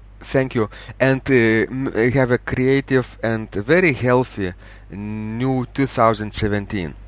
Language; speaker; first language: English; non-native, fluent; Lithuanian